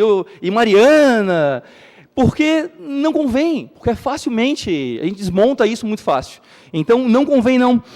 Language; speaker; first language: Portuguese; native; Portuguese